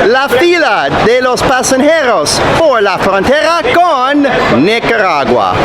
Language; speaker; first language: Spanish; non-native, learner; English